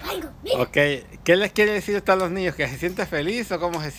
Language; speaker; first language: Spanish; native; Spanish